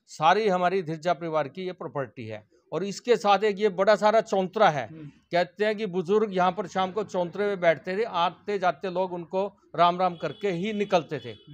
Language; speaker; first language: Hindi; native; Hindi